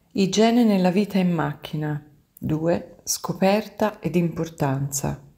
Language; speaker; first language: Italian; non-native, fluent; German